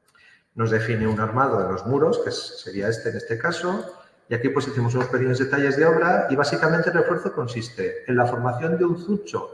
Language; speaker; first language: Spanish; native; Spanish